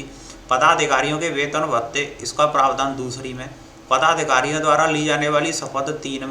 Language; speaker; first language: Hindi; native; Hindi